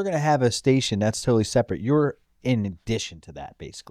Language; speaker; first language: English; native; English